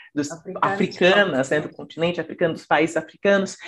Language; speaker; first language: Portuguese; native; Portuguese